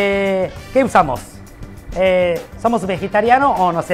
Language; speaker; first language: Spanish; non-native, learner; Japanese